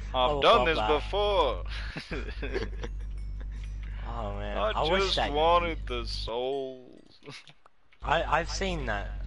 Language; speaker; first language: English; native; English